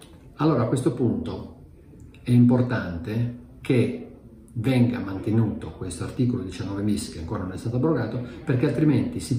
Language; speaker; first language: Italian; native; Italian